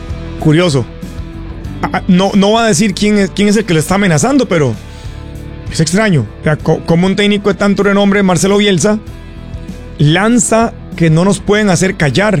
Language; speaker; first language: Spanish; native; Spanish